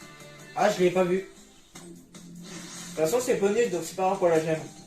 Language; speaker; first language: French; native; French